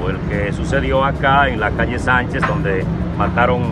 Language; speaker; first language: Spanish; native; Spanish